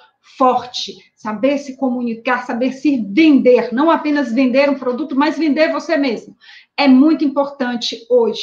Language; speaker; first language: Portuguese; native; Portuguese